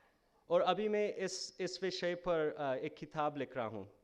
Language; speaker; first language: Hindi; non-native, fluent; English